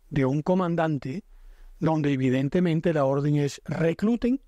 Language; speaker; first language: Spanish; native; Spanish